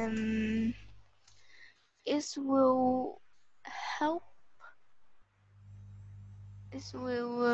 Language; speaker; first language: English; non-native, learner; Vietnamese